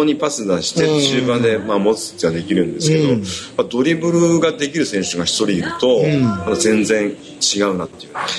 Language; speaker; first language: Japanese; native; Japanese